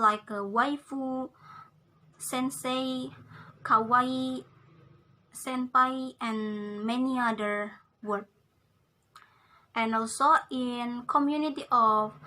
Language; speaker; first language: English; non-native, learner; Indonesian